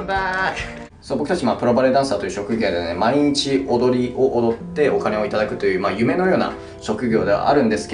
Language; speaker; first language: Japanese; native; Japanese